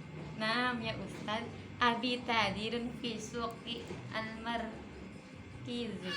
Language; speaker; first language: Arabic; non-native, learner; Indonesian